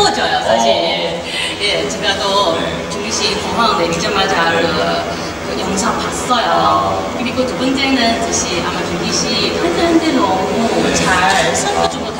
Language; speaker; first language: Korean; non-native, learner; Chinese